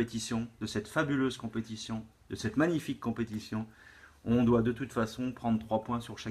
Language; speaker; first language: French; native; French